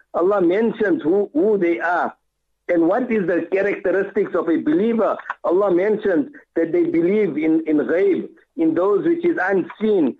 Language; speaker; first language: English; native; English